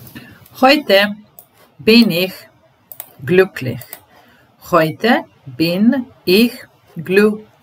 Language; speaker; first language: German; non-native, fluent; Serbian